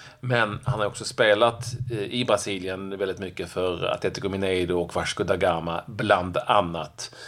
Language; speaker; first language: Swedish; native; Swedish